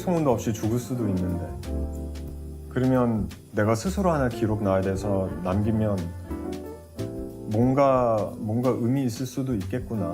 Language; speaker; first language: Korean; early bilingual, heritage; Korean